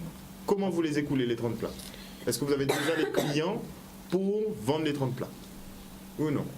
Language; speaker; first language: French; native; French